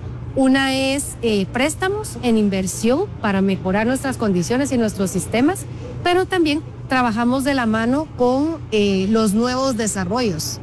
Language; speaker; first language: Spanish; native; Spanish